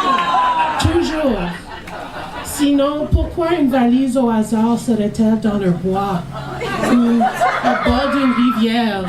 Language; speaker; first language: French; non-native, learner; English